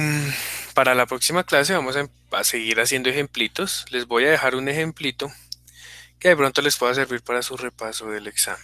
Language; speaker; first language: Spanish; native; Spanish